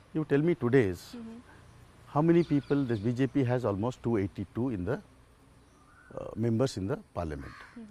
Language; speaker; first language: English; non-native, local second language; Odia